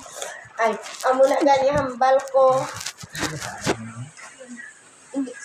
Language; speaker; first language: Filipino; non-native, local second language; Hiligaynon